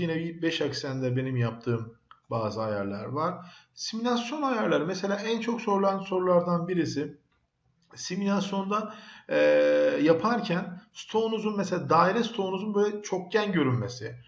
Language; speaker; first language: Turkish; native; Turkish